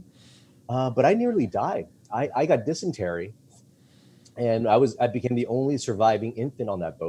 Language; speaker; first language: English; native; English